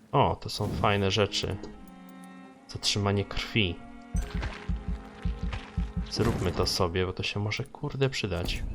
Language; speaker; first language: Polish; native; Polish